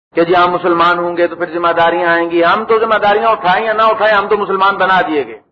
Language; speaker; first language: Urdu; native; Urdu